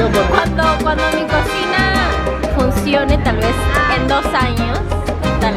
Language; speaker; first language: Spanish; early bilingual, heritage; Spanish